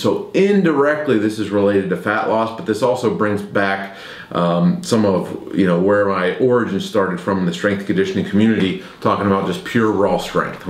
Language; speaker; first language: English; native; English